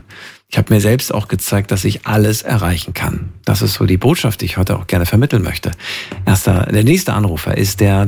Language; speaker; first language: German; native; German